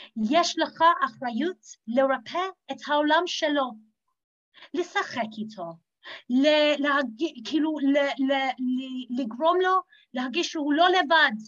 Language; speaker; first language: Hebrew; non-native, fluent; English